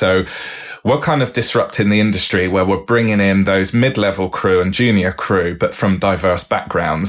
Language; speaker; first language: English; native; English